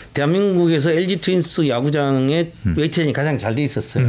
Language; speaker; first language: Korean; native; Korean